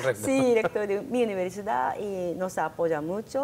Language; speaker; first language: Spanish; non-native, learner; Japanese